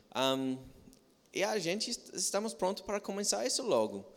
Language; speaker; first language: Portuguese; non-native, fluent; English